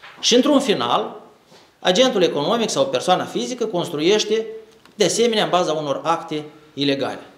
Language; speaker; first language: Romanian; native; Romanian